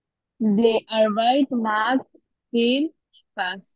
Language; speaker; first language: German; non-native, learner; Bangla